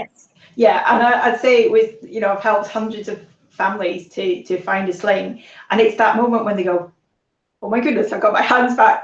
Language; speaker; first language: English; native; English